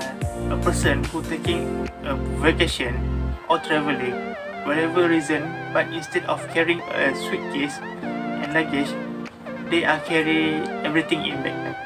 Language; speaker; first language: English; non-native, learner; Malay